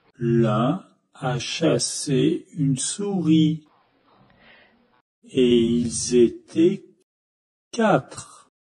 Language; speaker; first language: French; non-native, fluent; Chinese